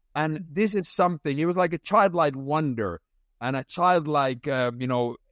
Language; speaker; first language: English; non-native, fluent; Finnish